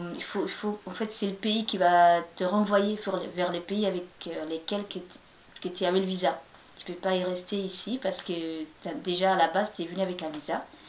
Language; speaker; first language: French; non-native, local second language; Somali